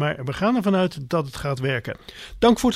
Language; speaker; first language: Dutch; native; Dutch